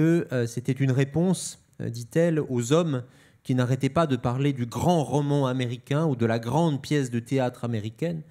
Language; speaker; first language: French; native; French